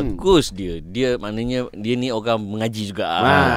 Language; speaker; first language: Malay; native; Malay